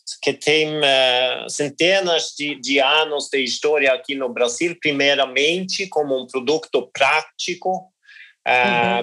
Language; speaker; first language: Portuguese; non-native, learner; Norwegian